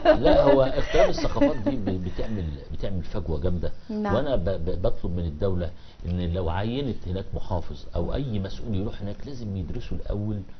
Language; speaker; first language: Egyptian Arabic; non-native, local second language; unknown